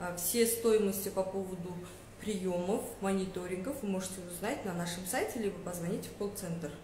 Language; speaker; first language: Russian; non-native, local second language; Kazakh